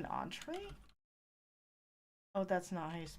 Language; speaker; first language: English; native; English